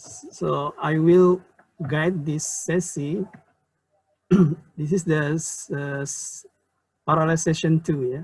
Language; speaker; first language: English; non-native, learner; Indonesian